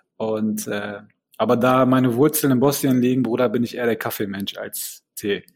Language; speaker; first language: German; early bilingual, other home language; Bosnian